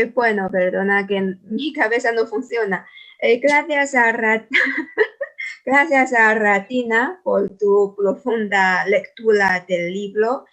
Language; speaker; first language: Spanish; non-native, fluent; Chinese